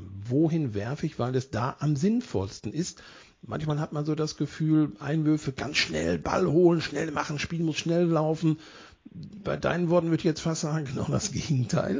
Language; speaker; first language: German; native; German